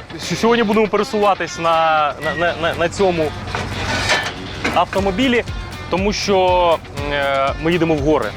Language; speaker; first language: Ukrainian; native; Ukrainian